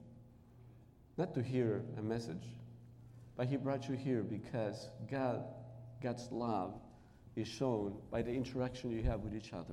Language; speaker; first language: English; non-native, fluent; Spanish